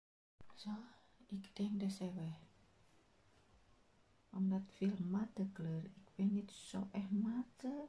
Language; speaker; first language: Dutch; non-native, learner; Indonesian